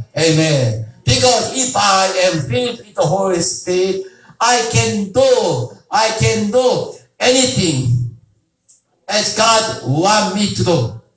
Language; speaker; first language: English; non-native, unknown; Korean